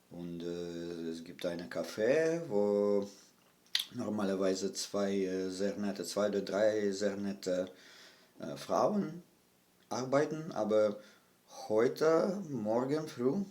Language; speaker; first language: German; non-native, fluent; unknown